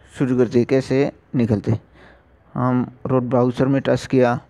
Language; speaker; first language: Hindi; non-native, learner; Bangla